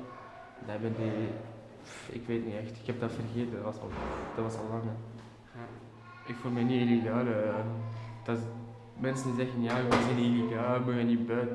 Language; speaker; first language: Dutch; early bilingual, other home language; Albanian